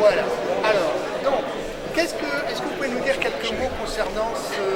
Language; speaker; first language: French; native; French